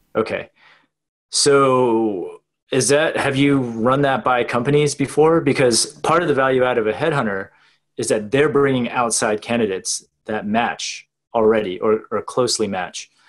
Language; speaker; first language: English; native; English